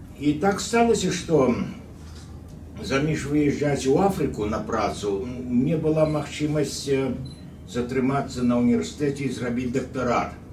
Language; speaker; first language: Belarusian; native; Belarusian